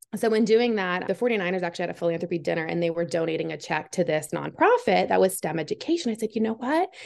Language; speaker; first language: English; native; English